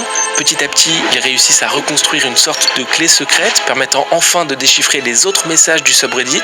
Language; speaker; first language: French; native; French